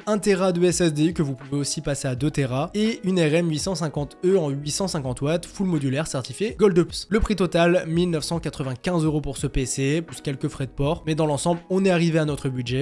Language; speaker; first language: French; native; French